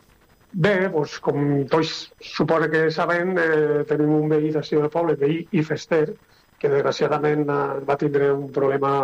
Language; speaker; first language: Catalan; native; Catalan